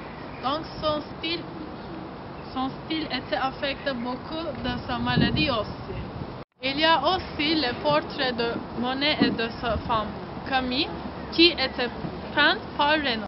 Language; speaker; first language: French; non-native, learner; Turkish